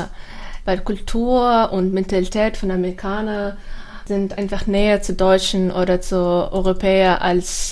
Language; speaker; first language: German; non-native, fluent; Russian